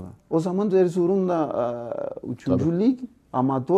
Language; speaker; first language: Turkish; non-native, learner; Portuguese